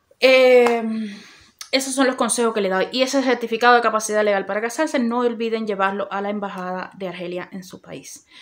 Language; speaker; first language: Spanish; native; Spanish